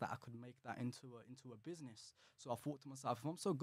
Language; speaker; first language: English; native; English